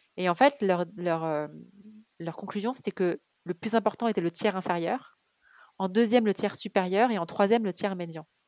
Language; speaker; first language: French; early bilingual, other home language; Arabic